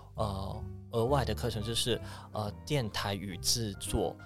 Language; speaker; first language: Chinese; non-native, fluent; Cantonese